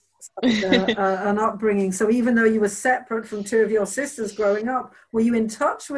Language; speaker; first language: English; native; English